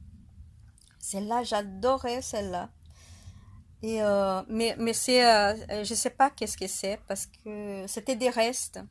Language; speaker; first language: French; non-native, fluent; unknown